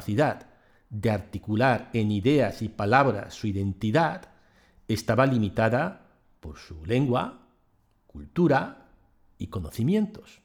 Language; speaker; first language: Spanish; native; Spanish